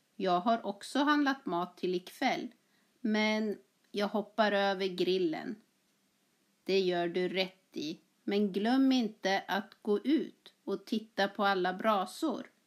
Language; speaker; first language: Swedish; native; Swedish